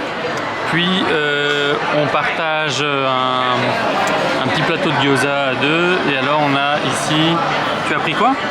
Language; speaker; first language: French; native; French